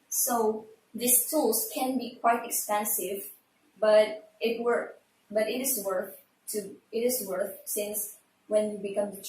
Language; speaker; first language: English; non-native, learner; Indonesian